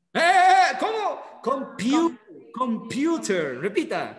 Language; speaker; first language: Spanish; native; Spanish